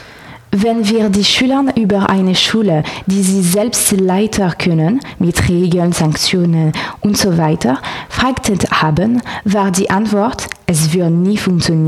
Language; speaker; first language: German; non-native, learner; French